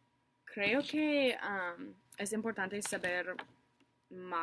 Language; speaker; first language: Spanish; non-native, learner; English